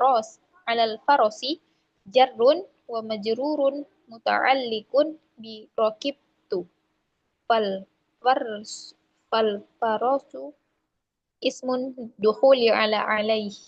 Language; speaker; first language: Arabic; non-native, learner; Indonesian